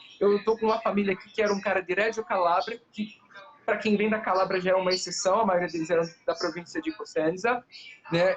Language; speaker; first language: Portuguese; native; Portuguese